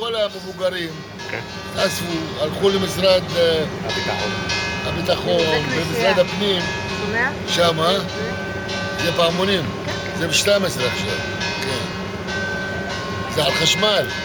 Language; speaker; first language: Hebrew; non-native, local second language; Arabic